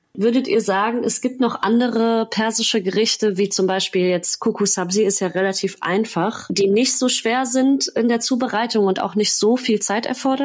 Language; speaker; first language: German; early bilingual, other home language; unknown